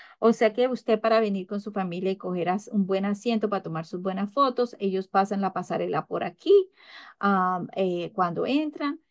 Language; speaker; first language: Spanish; early bilingual, heritage; English